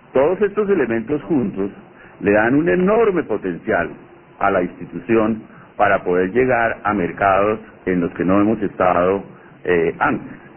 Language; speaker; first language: Spanish; native; Spanish